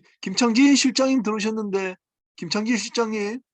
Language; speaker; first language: Korean; native; Korean